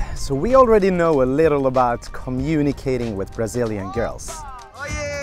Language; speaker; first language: English; non-native, fluent; Swedish